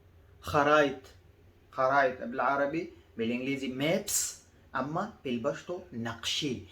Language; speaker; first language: Arabic; non-native, fluent; Pashto